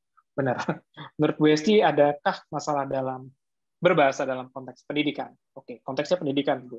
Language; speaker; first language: Indonesian; native; Indonesian